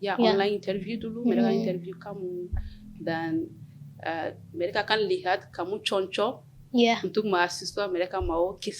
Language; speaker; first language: Indonesian; non-native, learner; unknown